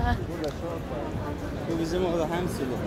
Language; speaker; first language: Turkish; non-native, learner; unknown